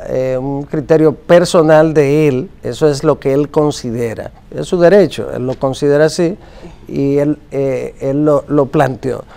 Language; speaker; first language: Spanish; native; Spanish